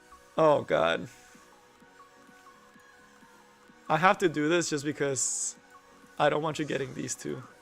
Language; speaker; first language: English; native; English